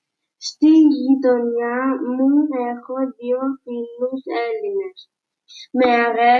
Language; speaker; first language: Greek; early bilingual, heritage; Greek